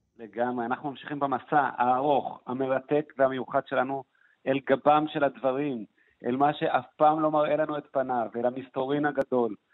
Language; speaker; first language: Hebrew; native; Hebrew